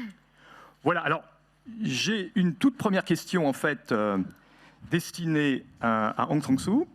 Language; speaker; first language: French; native; French